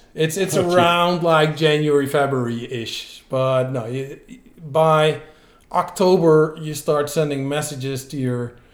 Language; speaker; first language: English; non-native, fluent; Dutch